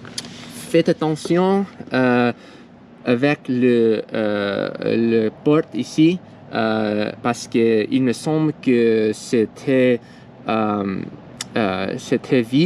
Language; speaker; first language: French; non-native, learner; English